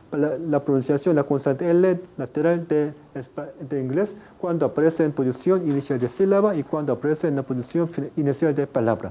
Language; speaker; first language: Spanish; non-native, fluent; Korean